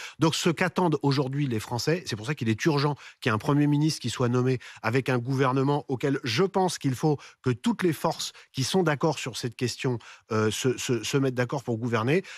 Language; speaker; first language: French; native; French